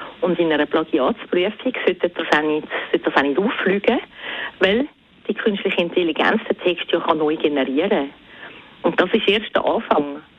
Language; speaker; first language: German; native; German